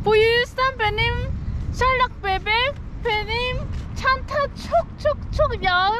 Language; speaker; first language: Turkish; non-native, learner; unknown